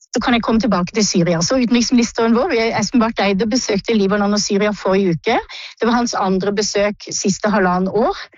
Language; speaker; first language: Norwegian; native; Norwegian